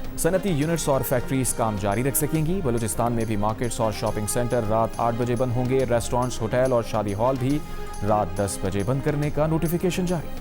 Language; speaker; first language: Urdu; native; Urdu